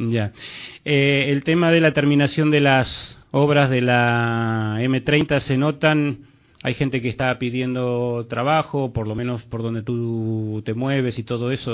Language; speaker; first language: Spanish; native; Spanish